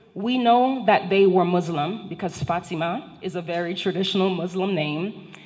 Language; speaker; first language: English; non-native, fluent; Haitian Creole